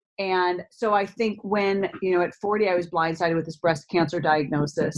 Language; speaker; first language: English; native; English